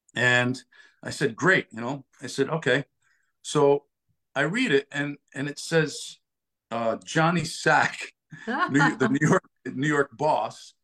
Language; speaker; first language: English; early bilingual, other home language; Italian